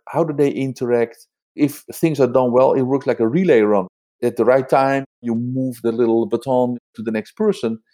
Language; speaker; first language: English; non-native, fluent; Dutch